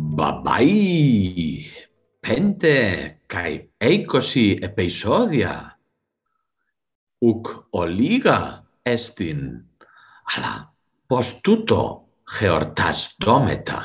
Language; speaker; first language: Greek; non-native, learner; English